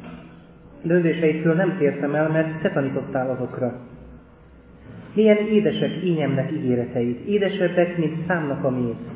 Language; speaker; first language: Hungarian; native; Hungarian